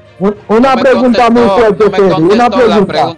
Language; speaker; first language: Spanish; non-native, fluent; Haitian Creole